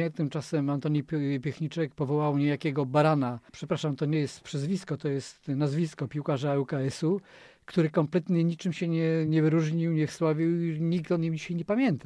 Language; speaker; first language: Polish; native; Polish